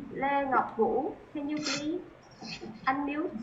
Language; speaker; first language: English; non-native, fluent; Vietnamese